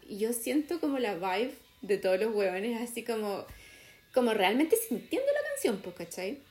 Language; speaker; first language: Spanish; native; Spanish